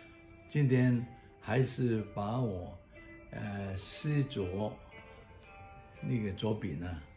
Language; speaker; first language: Chinese; non-native, local second language; Cantonese